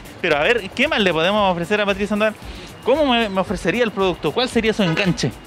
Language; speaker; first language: Spanish; native; Spanish